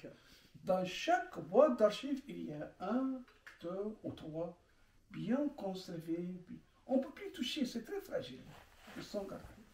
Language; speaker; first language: French; non-native, local second language; Arabic